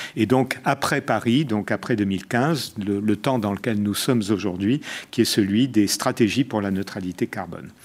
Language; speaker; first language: French; native; French